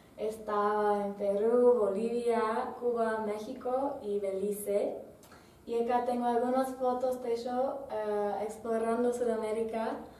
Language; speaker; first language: Spanish; non-native, fluent; English